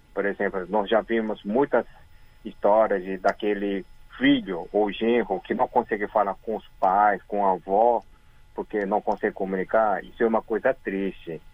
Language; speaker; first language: Portuguese; early bilingual, other home language; Korean